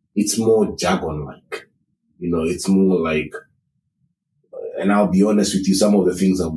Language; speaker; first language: English; non-native, local second language; Kikuyu